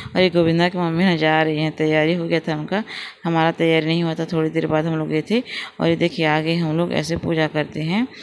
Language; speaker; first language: Hindi; non-native, local second language; Odia